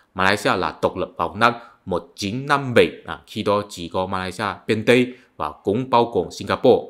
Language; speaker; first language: Vietnamese; non-native, fluent; Malay